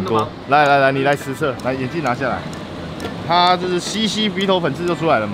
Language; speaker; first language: Chinese; native; Chinese